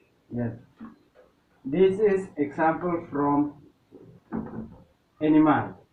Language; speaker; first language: English; non-native, learner; Indonesian